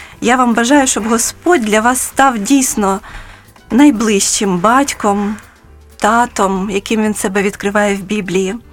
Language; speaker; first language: Ukrainian; native; Ukrainian